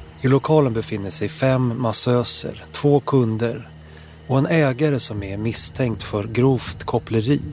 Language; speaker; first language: Swedish; native; Swedish